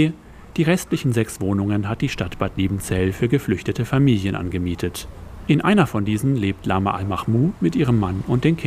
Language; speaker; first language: German; native; German